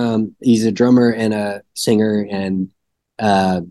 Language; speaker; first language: English; native; English